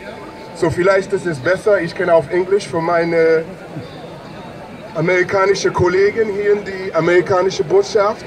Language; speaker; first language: German; non-native, learner; English